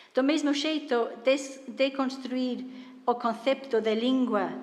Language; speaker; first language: Galician; non-native, fluent; English